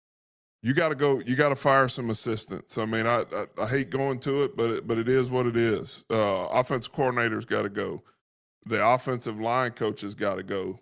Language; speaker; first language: English; native; English